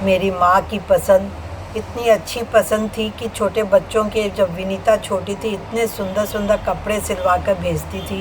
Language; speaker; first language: Hindi; native; Hindi